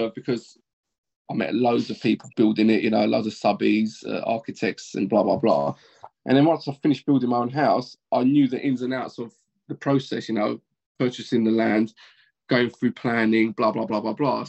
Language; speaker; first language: English; native; English